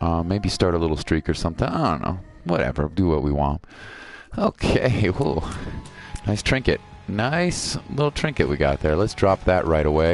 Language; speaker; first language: English; native; English